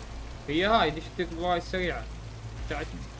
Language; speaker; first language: Arabic; native; Arabic